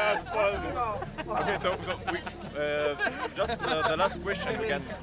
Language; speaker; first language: English; non-native, learner; Russian